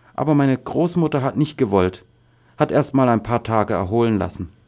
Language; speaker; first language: German; non-native, fluent; Arabic